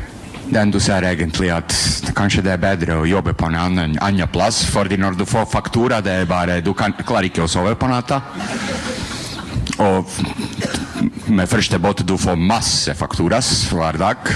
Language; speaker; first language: Norwegian; non-native, learner; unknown